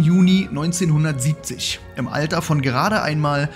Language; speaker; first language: German; native; German